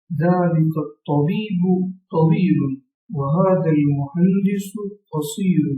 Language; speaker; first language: Arabic; non-native, fluent; Urdu